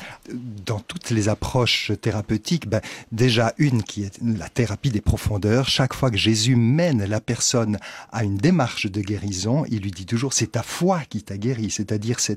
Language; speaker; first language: French; native; French